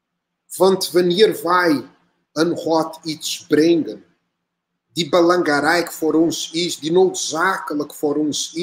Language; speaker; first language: Dutch; non-native, learner; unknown